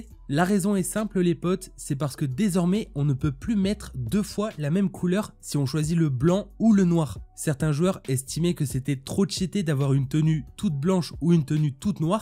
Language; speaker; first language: French; native; French